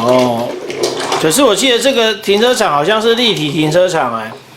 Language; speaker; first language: Chinese; native; Chinese